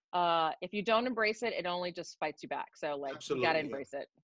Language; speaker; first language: English; native; English